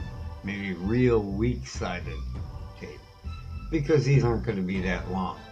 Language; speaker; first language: English; native; English